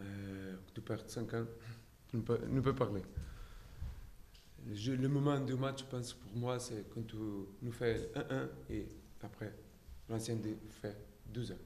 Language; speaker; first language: French; non-native, learner; Portuguese